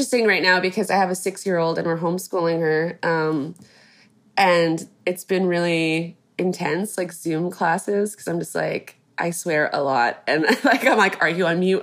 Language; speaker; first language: English; native; English